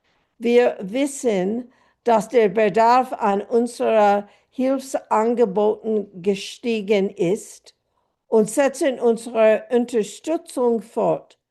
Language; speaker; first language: German; non-native, fluent; English